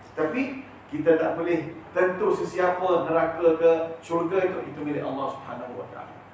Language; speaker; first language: Malay; early bilingual, heritage; Malay